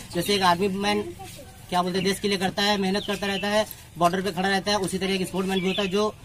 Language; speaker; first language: Hindi; native; Hindi